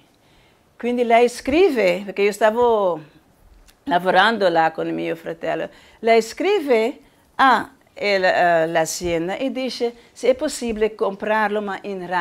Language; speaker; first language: Italian; non-native, learner; Spanish